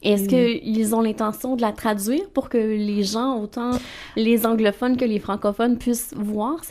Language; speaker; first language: French; native; French